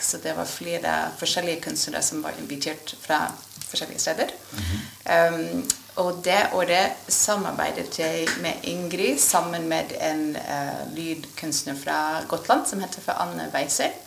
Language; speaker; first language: Norwegian; non-native, fluent; English